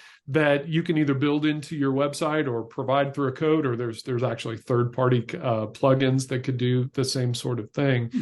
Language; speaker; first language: English; native; English